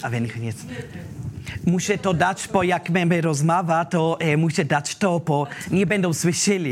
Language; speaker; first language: Polish; non-native, learner; German